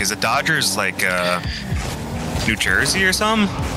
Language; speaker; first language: English; early bilingual, other home language; French